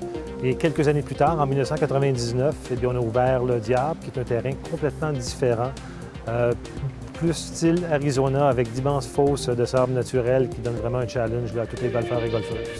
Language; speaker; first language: French; native; French